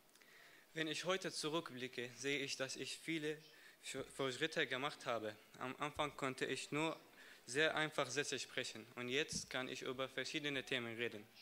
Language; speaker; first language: German; non-native, learner; Arabic